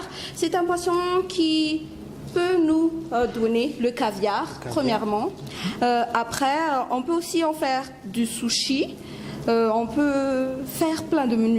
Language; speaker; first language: French; non-native, local second language; Malagasy